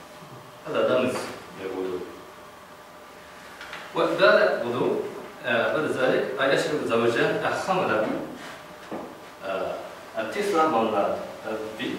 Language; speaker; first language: Arabic; non-native, learner; Japanese